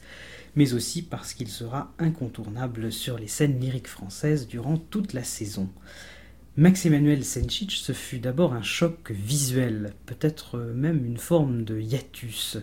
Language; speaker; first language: French; native; French